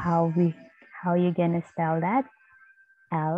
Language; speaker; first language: English; non-native, fluent; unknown